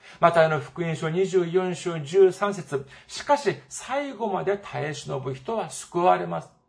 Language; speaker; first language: Japanese; non-native, fluent; Korean